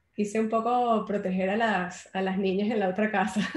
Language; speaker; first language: Spanish; native; Spanish